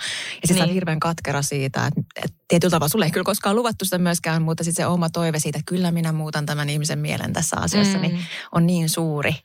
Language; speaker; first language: Finnish; native; Finnish